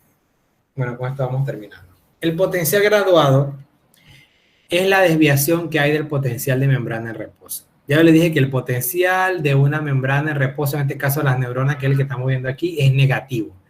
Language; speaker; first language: Spanish; native; Spanish